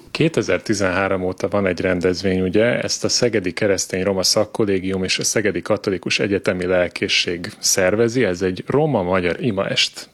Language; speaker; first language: Hungarian; native; Hungarian